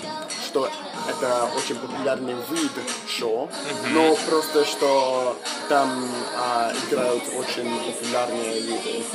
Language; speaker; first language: Russian; non-native, fluent; English